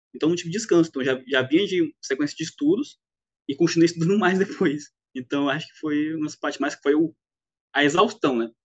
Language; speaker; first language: Portuguese; native; Portuguese